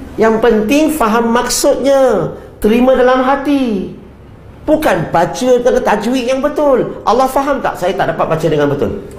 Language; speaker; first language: Malay; non-native, local second language; Chinese